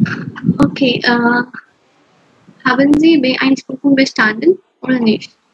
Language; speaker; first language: German; non-native, fluent; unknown